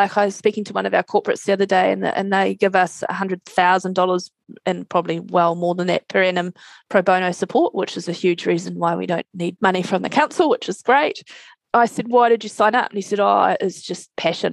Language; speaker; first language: English; native; English